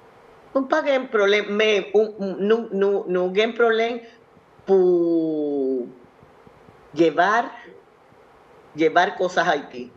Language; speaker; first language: Haitian Creole; non-native, learner; Spanish